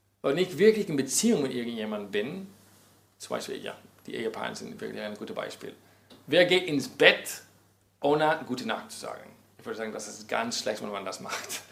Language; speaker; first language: German; non-native, fluent; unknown